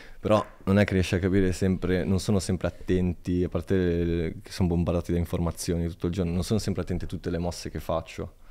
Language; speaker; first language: Italian; native; Italian